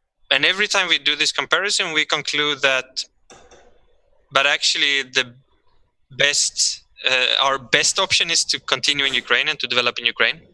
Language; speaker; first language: English; non-native, fluent; Swedish